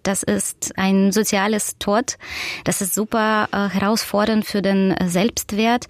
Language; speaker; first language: German; non-native, fluent; Russian